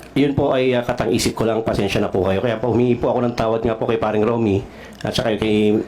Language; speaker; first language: Filipino; non-native, local second language; Cebuano